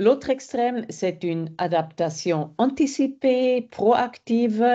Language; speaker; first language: French; non-native, fluent; German